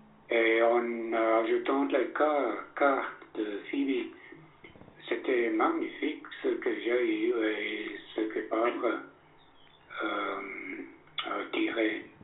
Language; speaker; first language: French; non-native, fluent; English